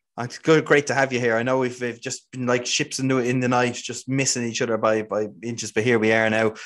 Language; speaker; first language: English; native; English